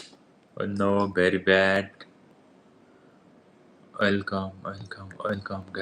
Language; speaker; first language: English; non-native, learner; Nepali